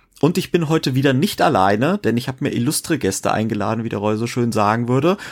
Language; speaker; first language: German; native; German